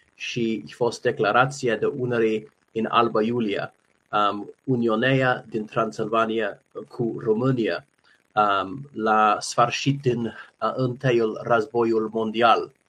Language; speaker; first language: Romanian; non-native, learner; English